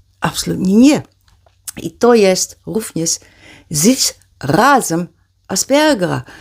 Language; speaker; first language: Polish; non-native, learner; Dutch